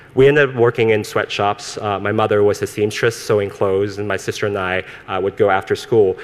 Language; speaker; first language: English; early bilingual, other home language; Cantonese